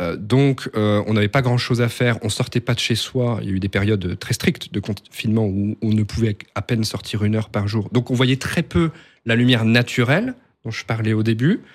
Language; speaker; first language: French; native; French